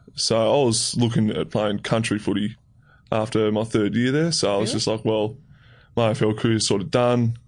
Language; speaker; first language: English; native; English